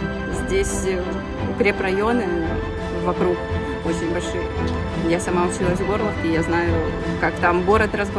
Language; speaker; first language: Russian; native; Russian